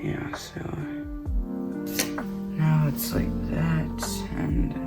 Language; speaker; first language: English; native; English